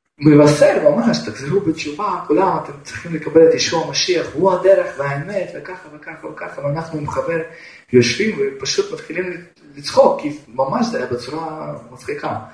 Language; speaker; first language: Hebrew; non-native, fluent; Russian